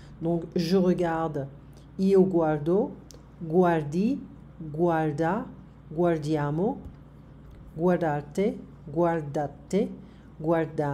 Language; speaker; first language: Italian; non-native, learner; French